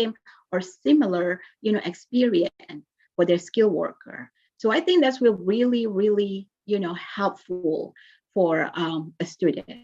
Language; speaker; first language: English; non-native, fluent; Indonesian